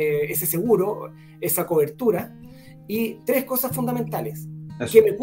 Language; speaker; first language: Spanish; native; Spanish